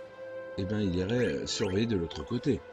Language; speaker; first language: French; native; French